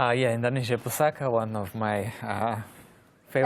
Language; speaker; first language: English; non-native, learner; Russian